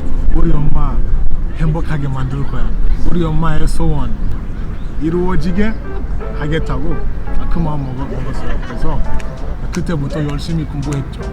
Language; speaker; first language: Korean; non-native, fluent; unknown